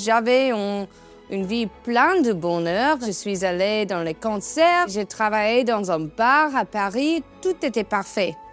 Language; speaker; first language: French; non-native, learner; English